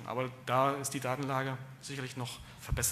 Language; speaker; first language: German; native; German